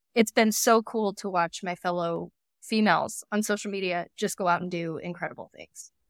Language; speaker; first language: English; native; English